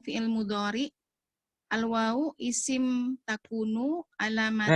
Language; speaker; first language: Arabic; non-native, learner; Indonesian